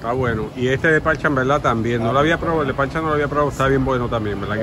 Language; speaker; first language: Spanish; native; Spanish